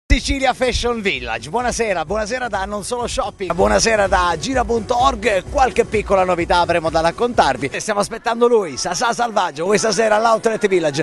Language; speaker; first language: Italian; native; Italian